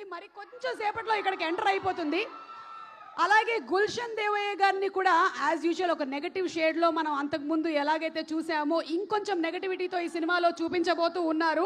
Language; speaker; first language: Telugu; native; Telugu